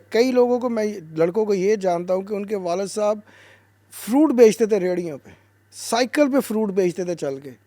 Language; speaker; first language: Urdu; native; Urdu